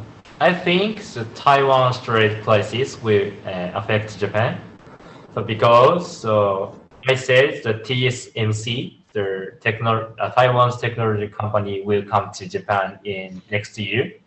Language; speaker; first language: English; non-native, learner; Japanese